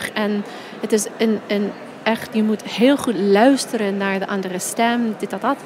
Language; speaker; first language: Dutch; non-native, fluent; English